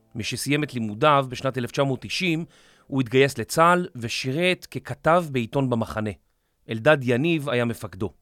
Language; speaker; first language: Hebrew; native; Hebrew